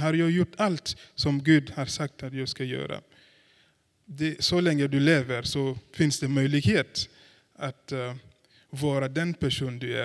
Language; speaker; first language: Swedish; non-native, fluent; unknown